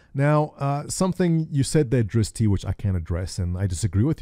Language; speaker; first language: English; native; English